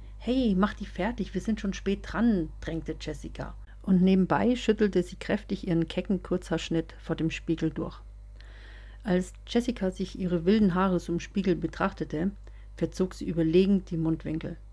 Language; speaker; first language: German; native; German